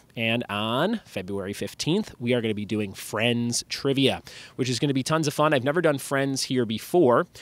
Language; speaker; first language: English; native; English